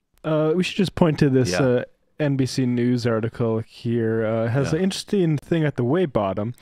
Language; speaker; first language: English; native; English